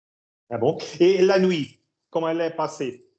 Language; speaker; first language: French; non-native, learner; Portuguese